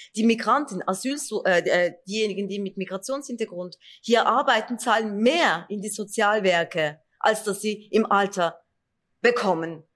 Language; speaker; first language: German; early bilingual, other home language; Kurdish